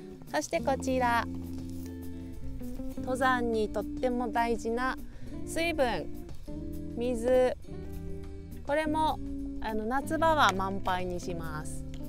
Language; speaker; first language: Japanese; native; Japanese